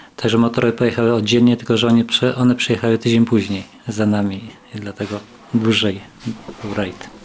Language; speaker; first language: Polish; native; Polish